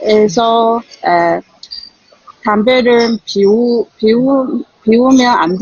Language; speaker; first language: Korean; non-native, learner; Chinese